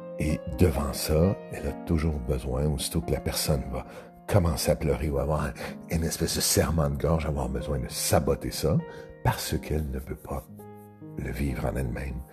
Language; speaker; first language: French; native; French